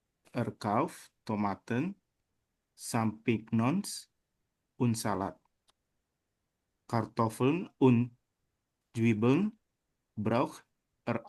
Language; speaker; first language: German; non-native, learner; Indonesian